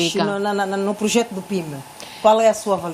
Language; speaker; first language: Portuguese; native; Portuguese